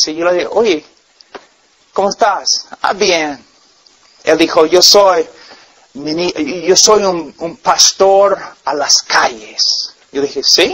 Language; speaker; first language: Spanish; non-native, fluent; English